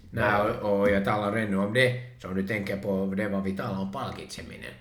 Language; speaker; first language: Swedish; non-native, local second language; Finnish